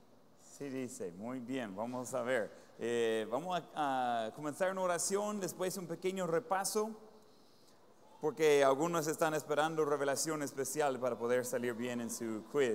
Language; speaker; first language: Spanish; non-native, fluent; English